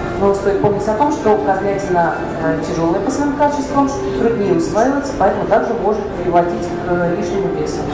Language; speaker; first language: Russian; native; Russian